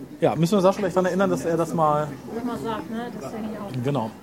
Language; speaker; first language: German; native; German